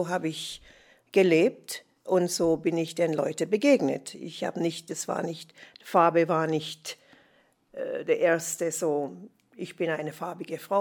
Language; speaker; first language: German; non-native, fluent; English